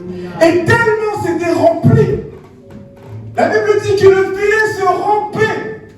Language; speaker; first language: French; native; French